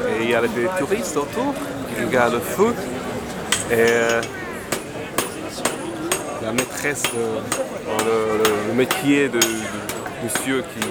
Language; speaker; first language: French; non-native, fluent; Slovak